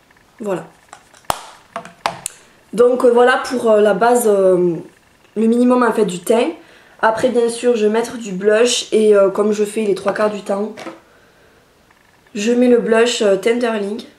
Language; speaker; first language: French; native; French